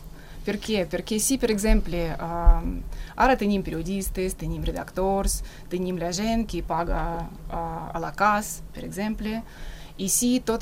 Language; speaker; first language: Catalan; non-native, fluent; Russian